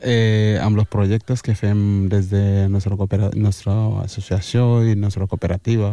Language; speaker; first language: Catalan; early bilingual, other home language; Wolof